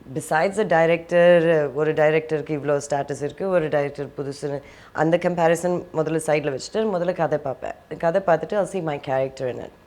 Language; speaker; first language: Tamil; early bilingual, heritage; Tamil